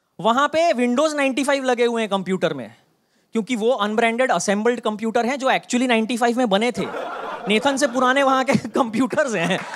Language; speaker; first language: Hindi; non-native, local second language; Bangla